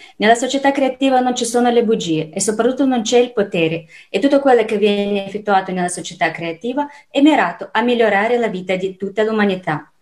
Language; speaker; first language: Italian; non-native, fluent; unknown